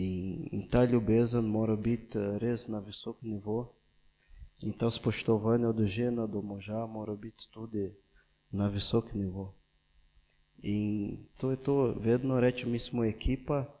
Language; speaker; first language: Slovenian; non-native, fluent; Portuguese